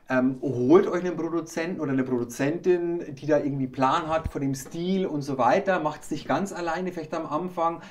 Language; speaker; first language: German; native; German